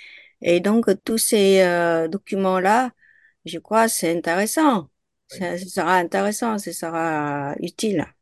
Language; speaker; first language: French; non-native, fluent; Vietnamese